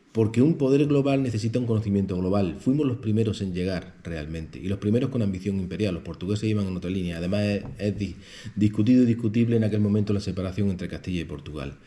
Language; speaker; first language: Spanish; native; Spanish